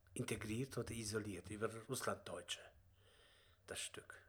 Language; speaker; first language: German; non-native, fluent; Russian